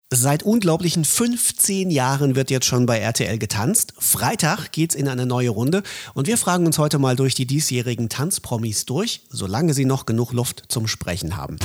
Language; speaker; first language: German; native; German